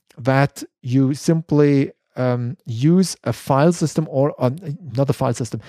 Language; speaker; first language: English; non-native, fluent; German